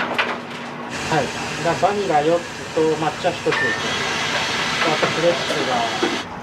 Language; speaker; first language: Japanese; native; Japanese